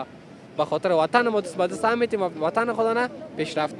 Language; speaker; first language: Persian; native; Persian